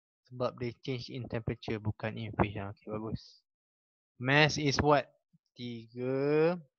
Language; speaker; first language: English; non-native, local second language; Malay